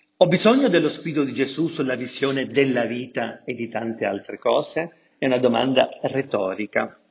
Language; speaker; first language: Italian; native; Italian